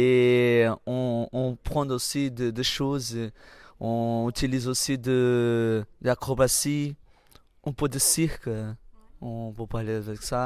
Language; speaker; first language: French; non-native, learner; Portuguese